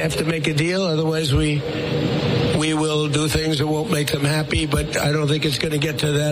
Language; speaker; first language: English; native; English